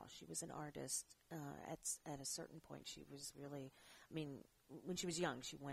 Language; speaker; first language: English; native; English